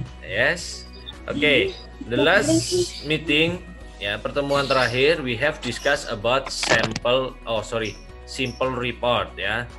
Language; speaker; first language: English; non-native, learner; Indonesian